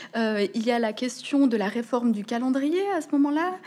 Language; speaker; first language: French; native; French